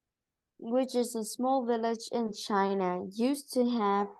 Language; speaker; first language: English; non-native, learner; Vietnamese